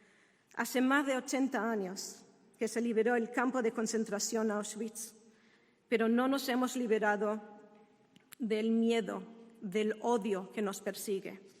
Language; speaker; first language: Spanish; non-native, fluent; Hebrew